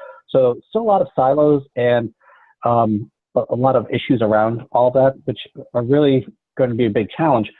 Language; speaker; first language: English; native; English